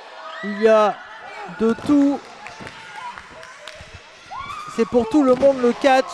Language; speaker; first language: French; native; French